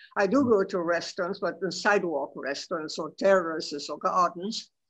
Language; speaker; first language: English; non-native, fluent; Spanish